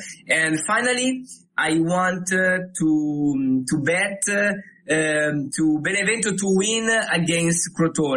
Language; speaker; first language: English; non-native, learner; Italian